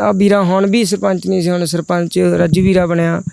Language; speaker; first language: Punjabi; native; Punjabi